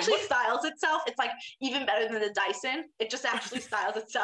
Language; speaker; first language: English; native; English